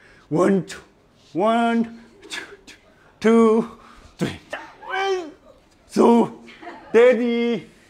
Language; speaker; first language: Korean; native; Korean